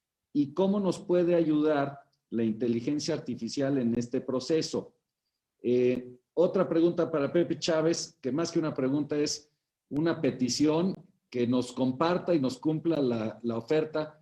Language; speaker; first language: Spanish; native; Spanish